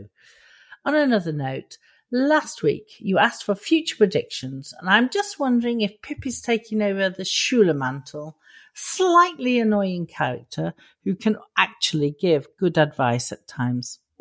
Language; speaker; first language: English; native; English